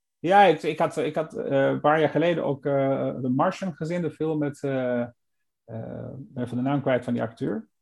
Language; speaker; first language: Dutch; non-native, fluent; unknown